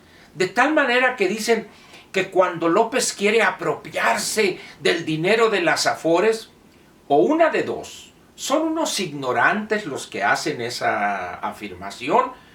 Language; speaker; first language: Spanish; native; Spanish